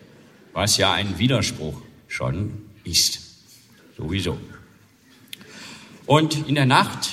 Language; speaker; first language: German; native; German